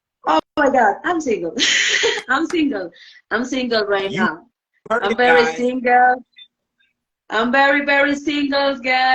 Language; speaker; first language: English; non-native, learner; Spanish